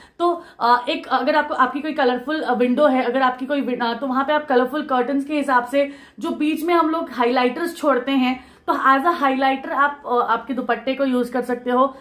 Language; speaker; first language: Hindi; non-native, local second language; Marathi